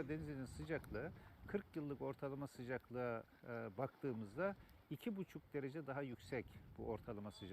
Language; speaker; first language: Turkish; native; Turkish